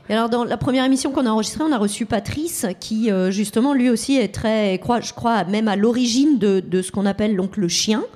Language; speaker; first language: French; native; French